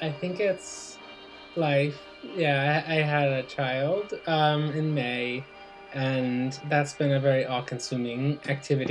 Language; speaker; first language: English; native; English